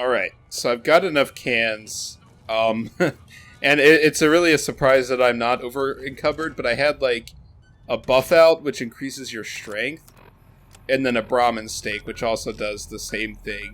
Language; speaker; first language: English; native; English